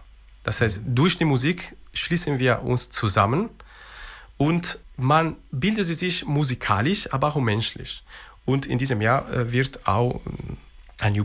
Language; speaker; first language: German; non-native, fluent; Italian